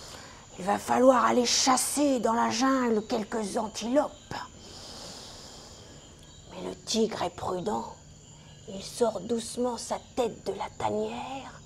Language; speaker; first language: French; native; French